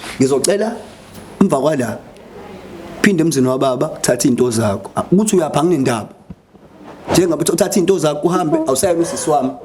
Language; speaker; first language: Zulu; non-native, local second language; Xhosa